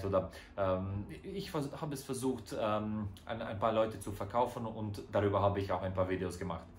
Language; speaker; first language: German; non-native, fluent; Croatian